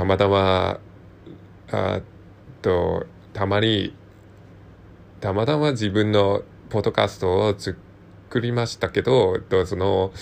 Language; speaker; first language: Japanese; non-native, learner; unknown